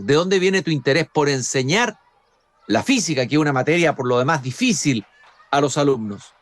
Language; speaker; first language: Spanish; native; Spanish